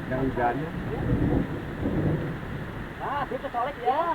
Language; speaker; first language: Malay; non-native, local second language; Sundanese